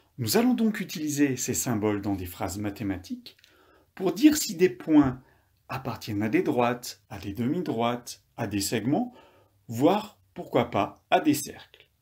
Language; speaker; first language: French; native; French